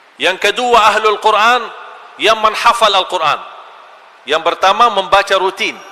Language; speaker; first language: Malay; non-native, fluent; Arabic